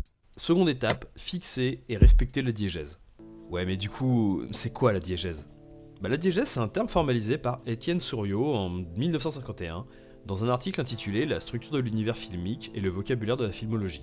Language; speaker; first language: French; native; French